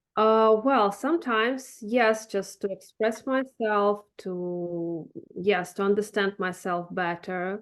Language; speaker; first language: English; non-native, fluent; Russian